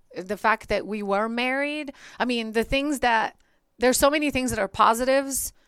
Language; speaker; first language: English; early bilingual, other home language; Bulgarian